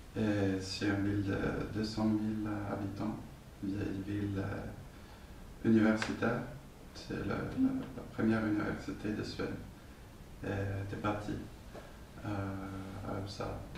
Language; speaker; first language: French; non-native, fluent; Swedish